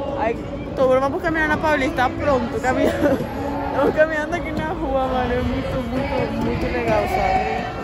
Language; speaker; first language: Portuguese; non-native, fluent; Spanish